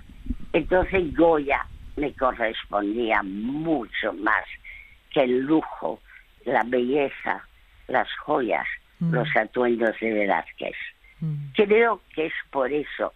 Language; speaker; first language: Spanish; early bilingual, other home language; French